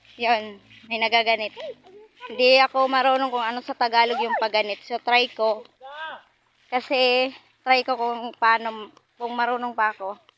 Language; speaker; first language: Filipino; non-native, local second language; Masbatenyo